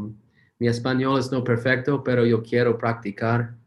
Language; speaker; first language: Spanish; non-native, learner; English